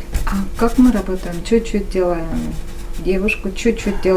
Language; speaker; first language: Russian; non-native, fluent; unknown